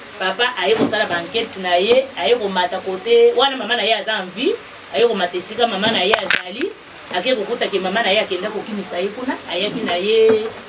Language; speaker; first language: Lingala; non-native, local second language; Luba-Lulua